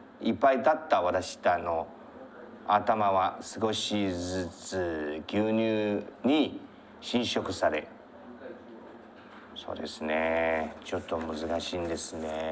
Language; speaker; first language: Japanese; non-native, learner; Chinese